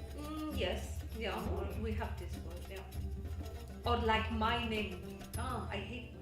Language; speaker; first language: English; non-native, learner; Arabic